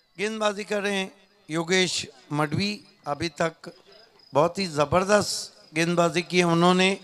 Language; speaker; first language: Hindi; non-native, local second language; Marathi